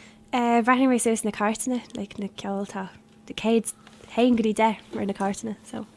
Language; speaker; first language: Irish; non-native, local second language; English